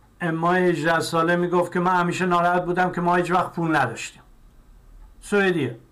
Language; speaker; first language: Persian; native; Persian